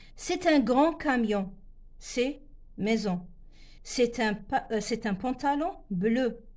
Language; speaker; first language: French; non-native, local second language; Arabic